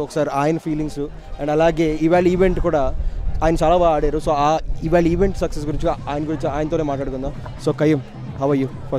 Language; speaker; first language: Telugu; native; Telugu